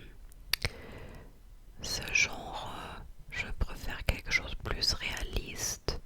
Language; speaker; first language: French; non-native, fluent; English